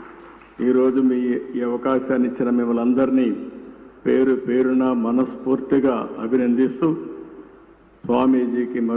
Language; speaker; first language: Telugu; native; Telugu